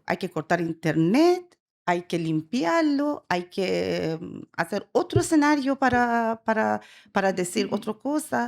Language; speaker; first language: Spanish; non-native, learner; Persian